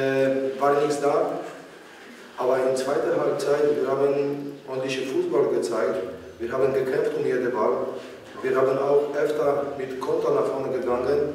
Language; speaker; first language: German; non-native, learner; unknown